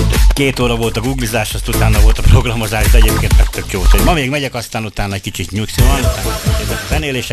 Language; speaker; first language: Hungarian; native; Hungarian